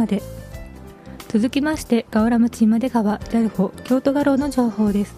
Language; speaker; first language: Japanese; native; Japanese